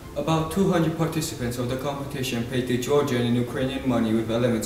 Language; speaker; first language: English; non-native, learner; Georgian